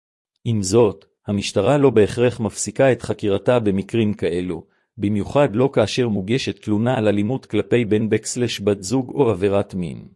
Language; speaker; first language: Hebrew; native; Hebrew